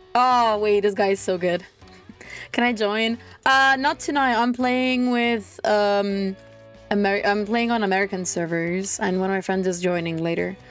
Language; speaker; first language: English; non-native, fluent; Italian